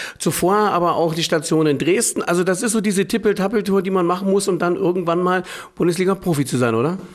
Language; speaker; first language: German; native; German